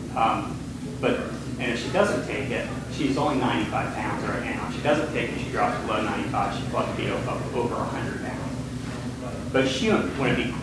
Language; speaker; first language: English; native; English